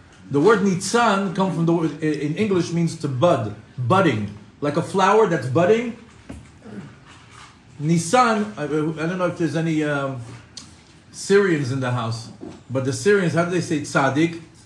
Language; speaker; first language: English; non-native, fluent; Hebrew